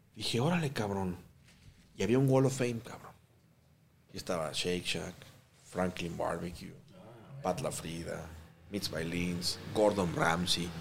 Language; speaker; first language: Spanish; native; Spanish